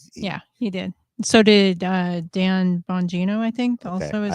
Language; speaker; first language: English; native; English